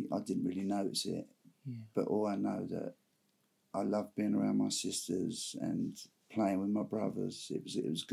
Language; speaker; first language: English; native; English